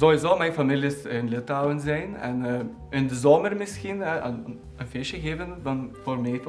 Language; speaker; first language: Dutch; non-native, learner; Lithuanian